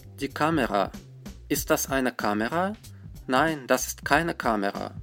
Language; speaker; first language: German; non-native, fluent; Russian